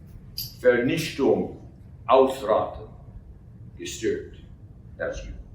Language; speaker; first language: German; non-native, learner; English